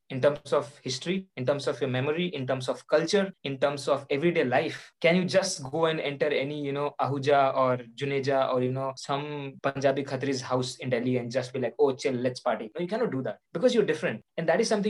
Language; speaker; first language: English; non-native, local second language; Odia